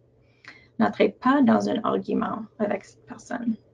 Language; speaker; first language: French; non-native, local second language; English